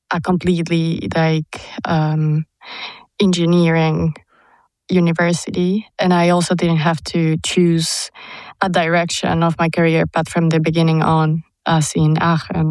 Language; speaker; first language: English; non-native, fluent; Spanish